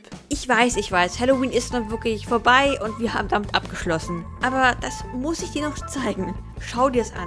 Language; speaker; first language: German; native; German